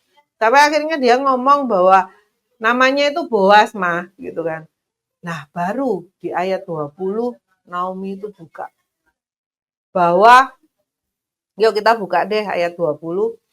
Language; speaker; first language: Indonesian; native; Indonesian